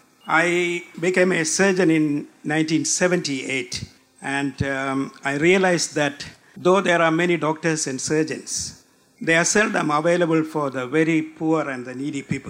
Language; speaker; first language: English; non-native, local second language; Malayalam